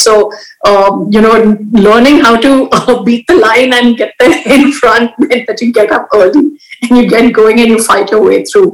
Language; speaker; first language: English; non-native, local second language; Hindi